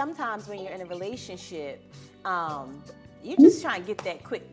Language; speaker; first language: English; native; English